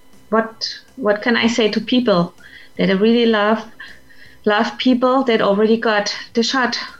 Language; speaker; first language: English; non-native, fluent; German